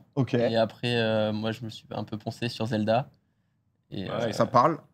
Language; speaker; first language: French; native; French